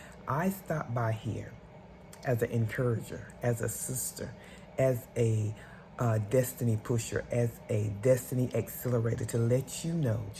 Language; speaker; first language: English; native; English